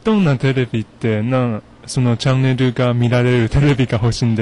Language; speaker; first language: Japanese; non-native, fluent; Chinese